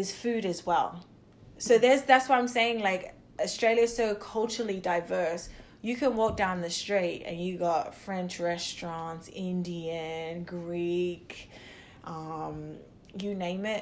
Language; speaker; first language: English; native; English